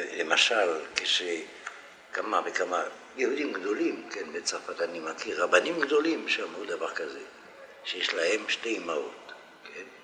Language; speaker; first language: Hebrew; non-native, fluent; French